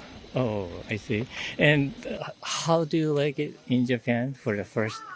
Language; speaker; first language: English; non-native, fluent; Japanese